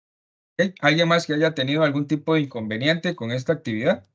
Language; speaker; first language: Spanish; native; Spanish